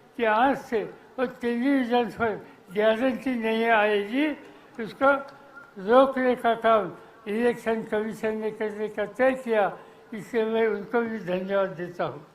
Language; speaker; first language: Hindi; non-native, local second language; Marathi